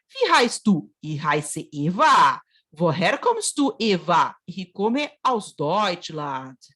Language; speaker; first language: German; non-native, fluent; Portuguese